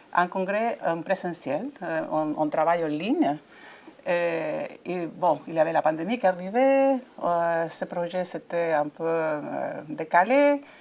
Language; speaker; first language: French; non-native, fluent; Spanish